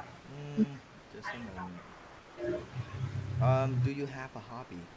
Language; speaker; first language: English; non-native, fluent; Vietnamese